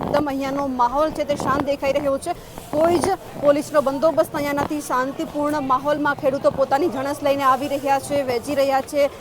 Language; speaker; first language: Gujarati; native; Gujarati